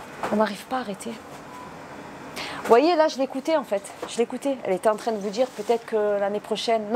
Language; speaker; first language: French; native; French